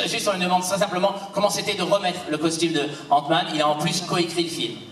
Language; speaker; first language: French; native; French